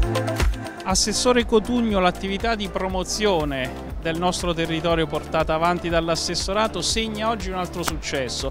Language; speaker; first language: Italian; native; Italian